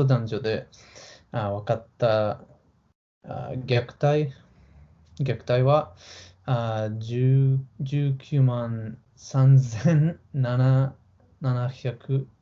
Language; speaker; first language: Japanese; non-native, learner; English